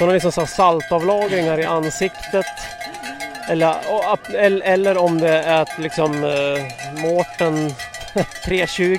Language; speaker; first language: Swedish; native; Swedish